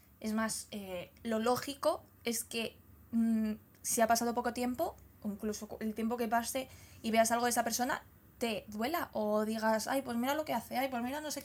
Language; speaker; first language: Spanish; native; Spanish